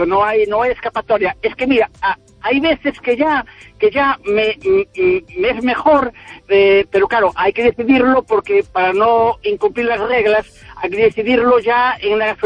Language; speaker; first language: Spanish; native; Spanish